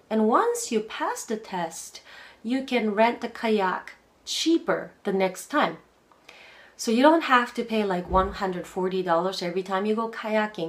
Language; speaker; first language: English; non-native, fluent; Japanese